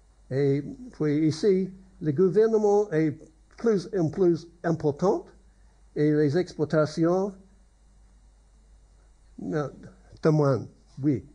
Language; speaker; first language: French; non-native, learner; English